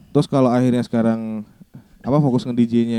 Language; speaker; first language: Indonesian; native; Indonesian